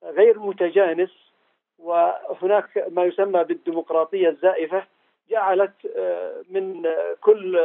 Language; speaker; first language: Arabic; native; Arabic